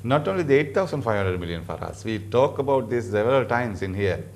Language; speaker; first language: English; non-native, local second language; Sinhala